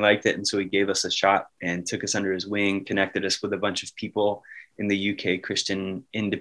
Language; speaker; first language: English; native; English